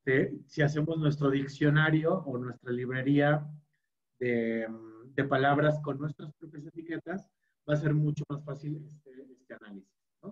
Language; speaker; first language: Spanish; native; Spanish